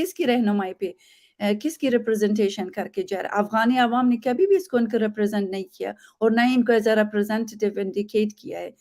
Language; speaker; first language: Urdu; non-native, fluent; Persian